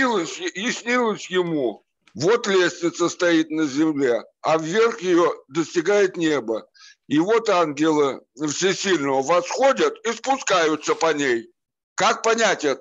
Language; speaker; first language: Russian; native; Russian